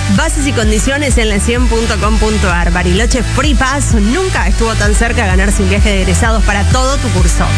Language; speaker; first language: Spanish; native; Spanish